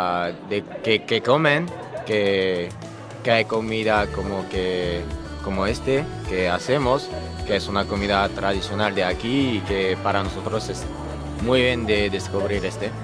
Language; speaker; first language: Spanish; non-native, learner; French